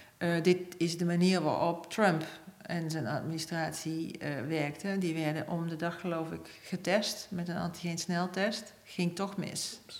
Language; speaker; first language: Dutch; native; Dutch